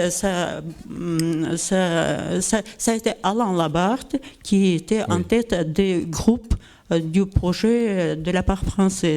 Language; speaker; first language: French; non-native, learner; Russian